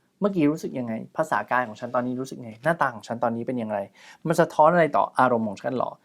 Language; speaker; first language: Thai; native; Thai